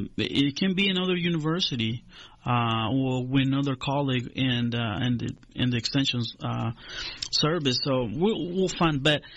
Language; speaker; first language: English; non-native, fluent; Spanish